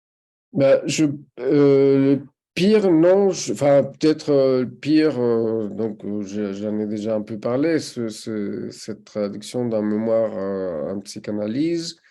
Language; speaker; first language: French; non-native, fluent; Spanish